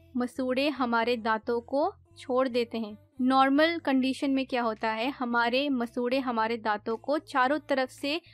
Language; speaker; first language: Hindi; native; Hindi